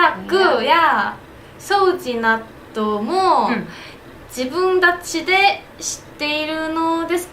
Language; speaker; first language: Japanese; non-native, learner; Korean